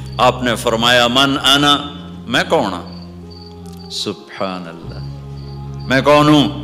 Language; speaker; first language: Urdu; non-native, local second language; Punjabi